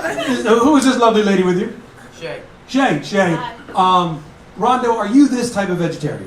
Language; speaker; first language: English; native; English